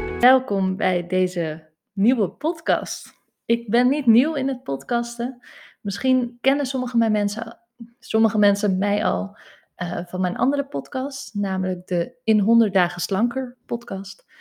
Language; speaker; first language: Dutch; native; Dutch